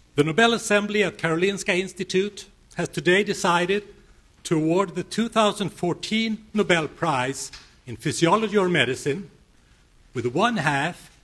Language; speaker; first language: English; non-native, fluent; Swedish